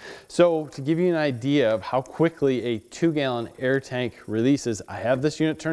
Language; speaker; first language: English; native; English